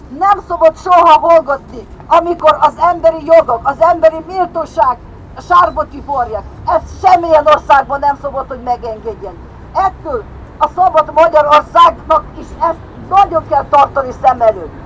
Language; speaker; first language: Hungarian; non-native, fluent; Ukrainian